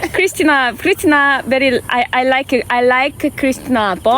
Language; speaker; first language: English; non-native, learner; Korean